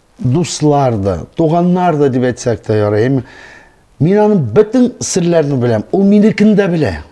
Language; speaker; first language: Tatar; non-native, local second language; Russian